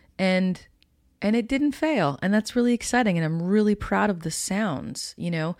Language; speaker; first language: English; native; English